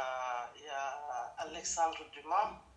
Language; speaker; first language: French; non-native, fluent; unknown